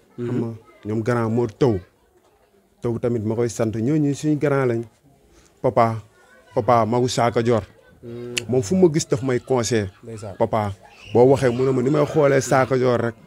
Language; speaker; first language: Wolof; non-native, local second language; Serer